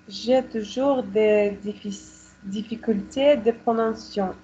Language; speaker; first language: French; non-native, learner; Russian